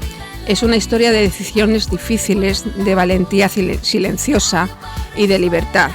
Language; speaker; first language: Spanish; native; Spanish